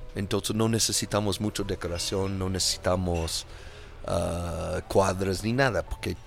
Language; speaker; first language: Spanish; non-native, fluent; English